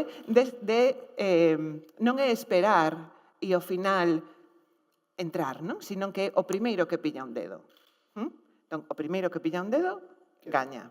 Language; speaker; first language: Galician; native; Galician